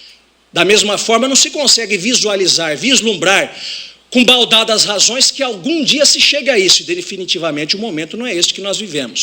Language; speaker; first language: Portuguese; native; Portuguese